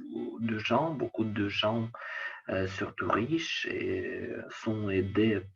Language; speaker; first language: French; non-native, learner; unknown